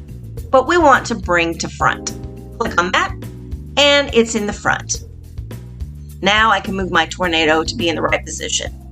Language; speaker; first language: English; native; English